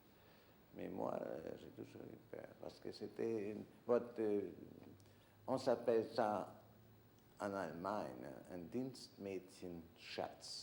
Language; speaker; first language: French; non-native, fluent; German